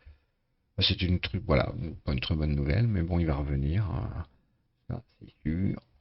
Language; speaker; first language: French; native; French